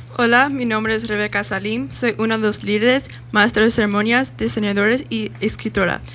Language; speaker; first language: Spanish; non-native, learner; English